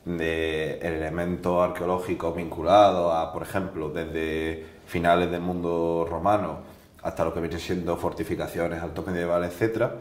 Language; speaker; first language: Spanish; native; Spanish